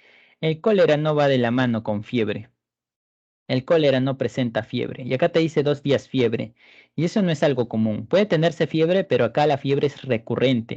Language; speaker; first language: Spanish; native; Spanish